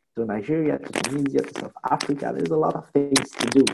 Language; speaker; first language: English; non-native, fluent; Arabic